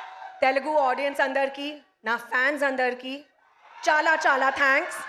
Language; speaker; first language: Telugu; non-native, learner; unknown